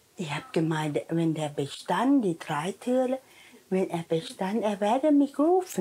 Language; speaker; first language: German; non-native, learner; Thai